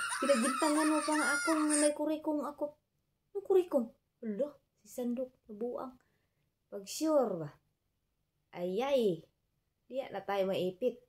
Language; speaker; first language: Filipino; non-native, local second language; Cebuano